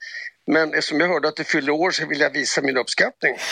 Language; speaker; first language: Swedish; native; Swedish